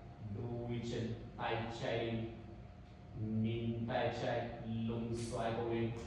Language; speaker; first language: Vietnamese; non-native, learner; Indonesian